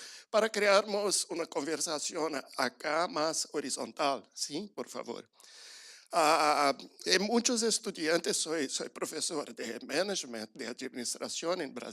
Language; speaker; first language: Spanish; non-native, learner; Portuguese